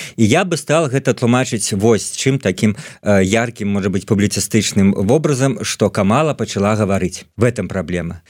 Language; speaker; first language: Belarusian; non-native, local second language; Russian